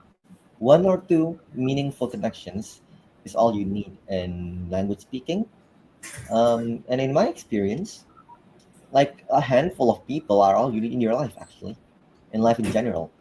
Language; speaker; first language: English; non-native, fluent; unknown